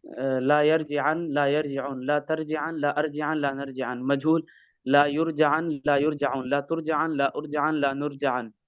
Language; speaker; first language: Arabic; non-native, learner; Urdu